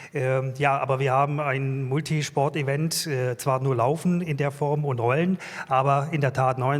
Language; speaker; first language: German; native; German